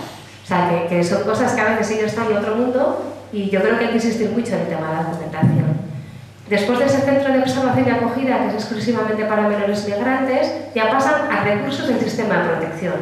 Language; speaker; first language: Spanish; native; Spanish